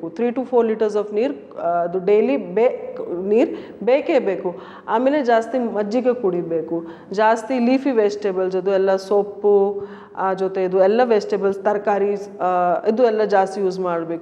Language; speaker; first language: Kannada; non-native, learner; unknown